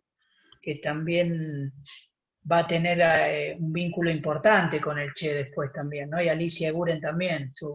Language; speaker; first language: Spanish; native; Spanish